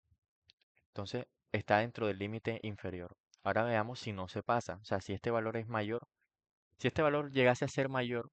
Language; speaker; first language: Spanish; native; Spanish